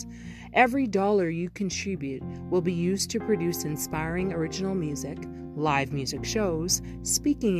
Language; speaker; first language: English; native; English